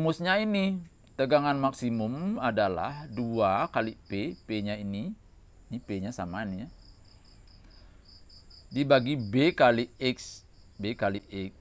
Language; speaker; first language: Indonesian; native; Indonesian